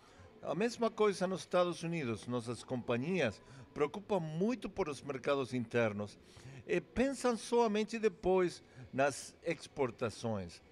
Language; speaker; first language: Portuguese; non-native, fluent; English